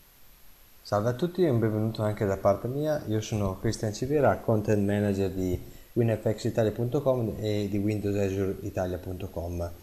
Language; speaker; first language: Italian; native; Italian